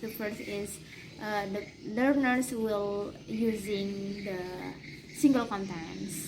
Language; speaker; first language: English; non-native, learner; Indonesian